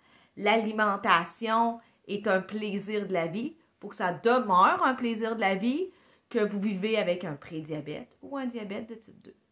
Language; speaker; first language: French; native; French